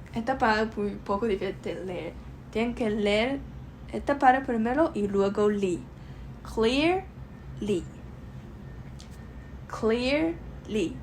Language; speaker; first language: Spanish; non-native, learner; Chinese